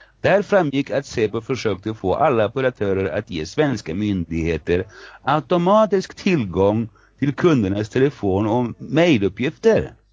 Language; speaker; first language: Swedish; non-native, fluent; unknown